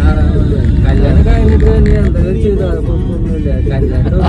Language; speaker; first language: Malayalam; non-native, learner; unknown